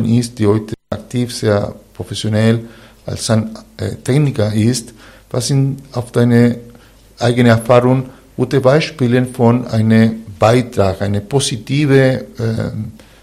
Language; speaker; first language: German; non-native, fluent; Spanish